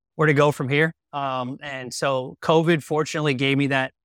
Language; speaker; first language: English; native; English